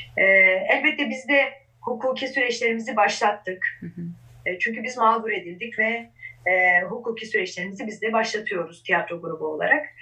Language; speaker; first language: Turkish; non-native, local second language; Kurdish